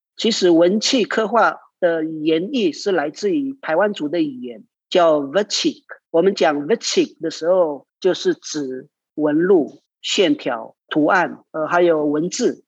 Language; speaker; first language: Chinese; non-native, local second language; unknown